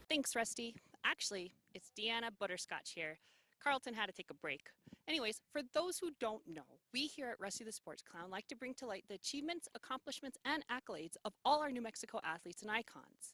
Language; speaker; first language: English; native; English